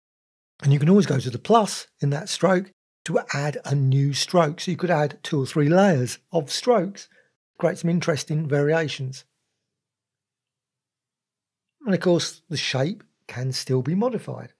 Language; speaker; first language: English; native; English